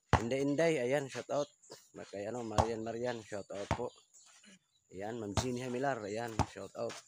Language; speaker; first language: Filipino; non-native, local second language; Cebuano